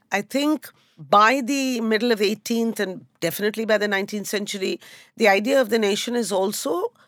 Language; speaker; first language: English; non-native, local second language; Bangla